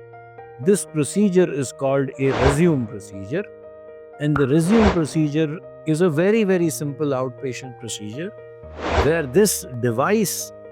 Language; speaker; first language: English; non-native, local second language; Hindi